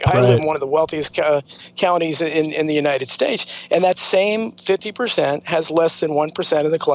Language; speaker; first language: English; native; English